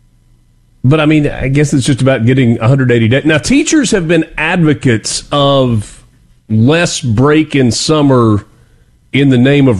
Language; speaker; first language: English; native; English